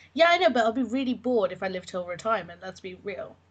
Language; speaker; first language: English; native; English